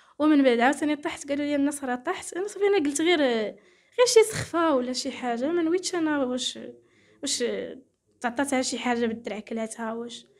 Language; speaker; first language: Arabic; native; Arabic